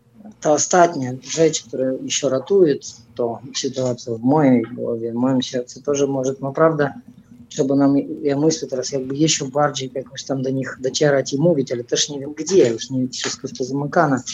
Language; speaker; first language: Polish; non-native, fluent; Russian